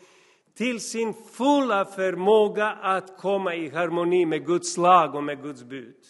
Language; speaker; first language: Swedish; non-native, fluent; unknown